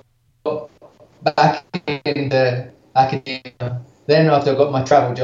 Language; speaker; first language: English; native; English